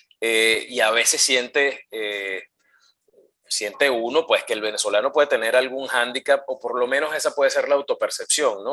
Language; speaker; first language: Spanish; native; Spanish